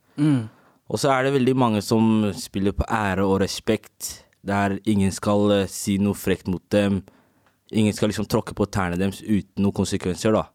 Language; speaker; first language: Norwegian; native; Norwegian